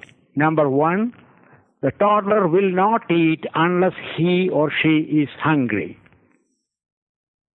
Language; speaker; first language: English; non-native, local second language; Malayalam